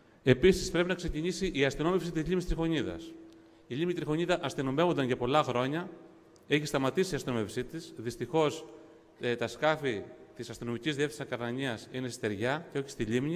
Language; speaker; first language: Greek; native; Greek